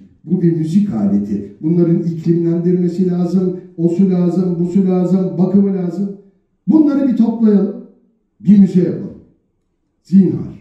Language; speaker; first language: Turkish; native; Turkish